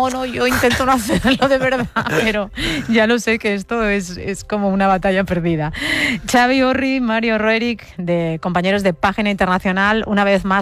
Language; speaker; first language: Spanish; native; Spanish